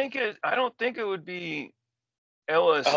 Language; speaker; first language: English; native; English